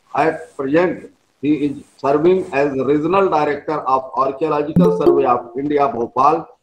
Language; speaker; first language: English; non-native, local second language; Hindi